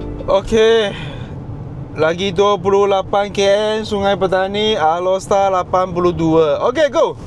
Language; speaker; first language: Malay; non-native, local second language; Chinese